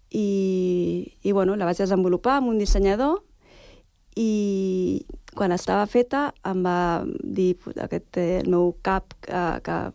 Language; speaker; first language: Catalan; native; Catalan